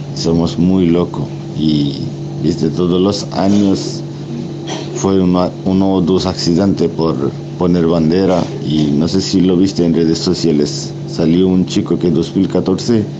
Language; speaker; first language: Spanish; non-native, fluent; Bangla